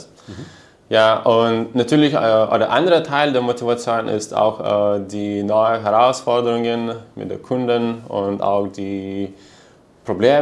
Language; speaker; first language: German; non-native, learner; Lithuanian